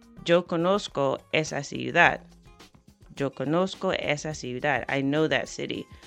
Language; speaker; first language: Spanish; non-native, fluent; English